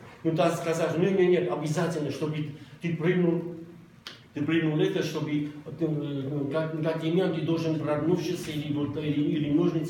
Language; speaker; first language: Russian; non-native, local second language; Armenian